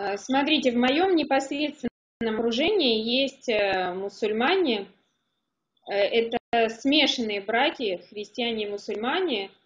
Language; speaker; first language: Russian; native; Russian